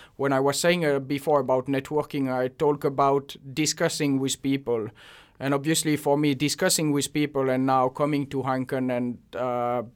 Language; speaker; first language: English; non-native, fluent; French